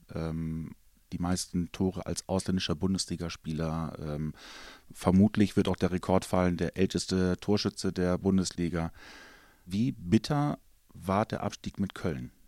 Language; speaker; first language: German; native; German